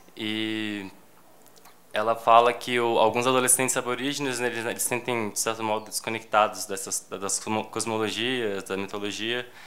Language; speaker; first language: Portuguese; native; Portuguese